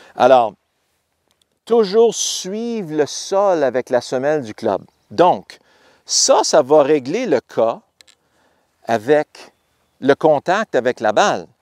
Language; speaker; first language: French; native; French